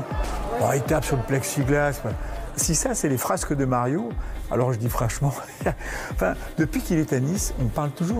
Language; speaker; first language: French; native; French